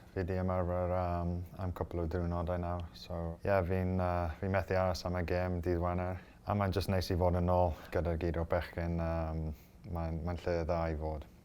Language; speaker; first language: Welsh; non-native, local second language; English